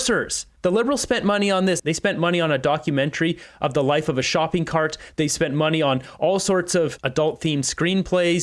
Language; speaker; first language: English; native; English